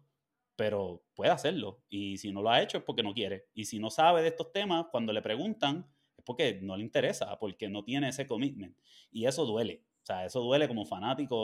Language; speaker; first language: Spanish; native; Spanish